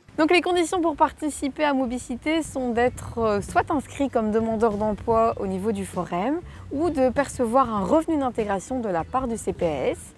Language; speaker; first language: French; native; French